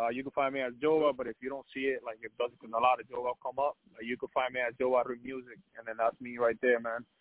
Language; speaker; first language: English; early bilingual, other home language; Spanish